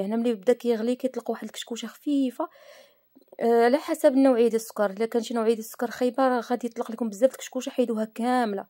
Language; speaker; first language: Arabic; native; Arabic